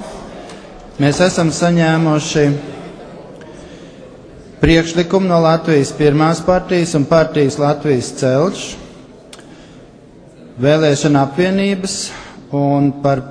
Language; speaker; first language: Latvian; native; Latvian